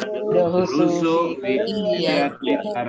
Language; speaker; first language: Arabic; non-native, learner; Indonesian